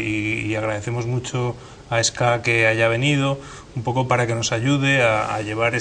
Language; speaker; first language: Spanish; native; Spanish